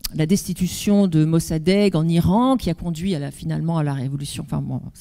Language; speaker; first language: French; native; French